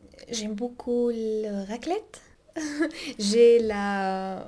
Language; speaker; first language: French; non-native, learner; Arabic